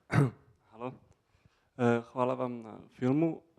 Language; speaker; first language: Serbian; early bilingual, heritage; Serbian